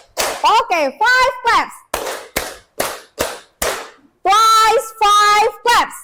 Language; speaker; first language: English; non-native, fluent; Indonesian